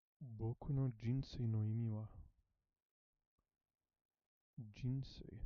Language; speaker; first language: Japanese; non-native, learner; Filipino